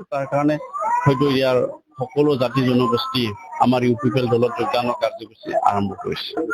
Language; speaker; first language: Assamese; non-native, local second language; Bodo